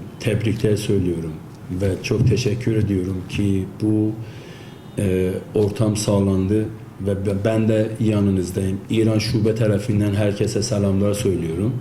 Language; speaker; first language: Turkish; non-native, fluent; Azerbaijani